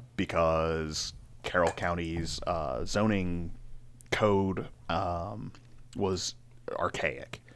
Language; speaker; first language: English; native; English